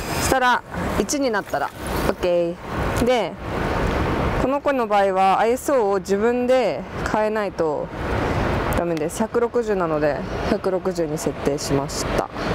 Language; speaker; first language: Japanese; early bilingual, heritage; Japanese